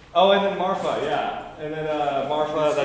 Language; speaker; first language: English; native; English